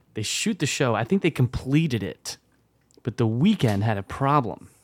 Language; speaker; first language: English; early bilingual, other home language; French